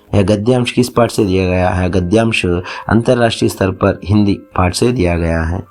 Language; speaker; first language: Hindi; non-native, local second language; Telugu